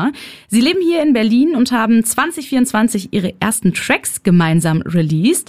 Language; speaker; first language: German; native; German